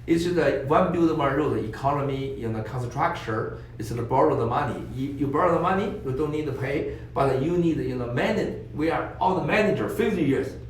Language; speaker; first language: English; non-native, learner; Chinese